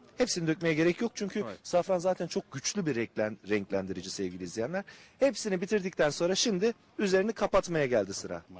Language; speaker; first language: Turkish; native; Turkish